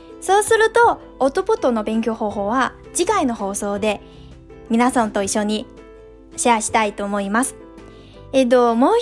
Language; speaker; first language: Japanese; non-native, fluent; Chinese